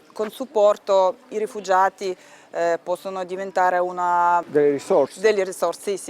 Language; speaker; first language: Italian; non-native, learner; Ukrainian